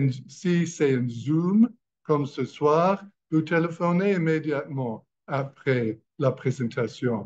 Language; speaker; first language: French; non-native, fluent; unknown